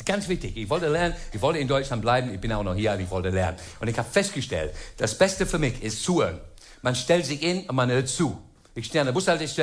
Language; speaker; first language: German; non-native, fluent; English